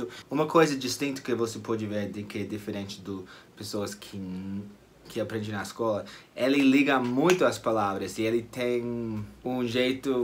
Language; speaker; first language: Portuguese; non-native, fluent; English